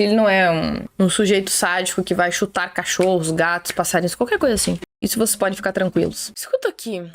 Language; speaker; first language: Portuguese; native; Portuguese